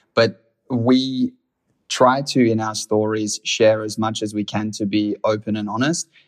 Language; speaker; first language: English; native; English